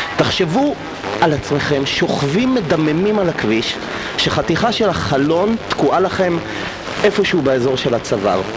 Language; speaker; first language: Hebrew; native; Hebrew